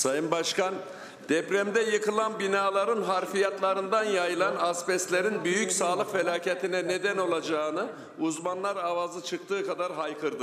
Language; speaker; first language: Turkish; native; Turkish